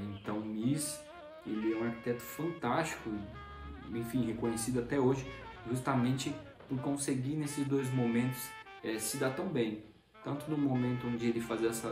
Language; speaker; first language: Portuguese; native; Portuguese